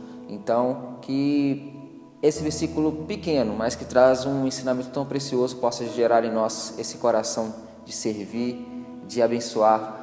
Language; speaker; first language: Portuguese; native; Portuguese